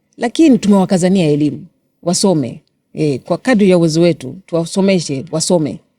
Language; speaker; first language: Swahili; native; Swahili